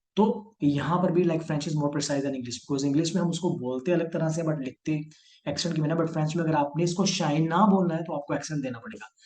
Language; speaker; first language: Hindi; non-native, local second language; Punjabi